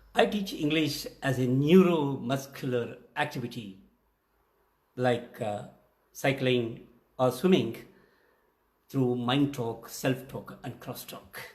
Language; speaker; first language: English; non-native, local second language; Telugu